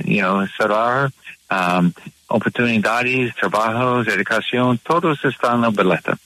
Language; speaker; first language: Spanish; non-native, learner; English